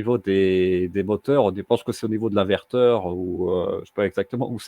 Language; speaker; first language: French; native; French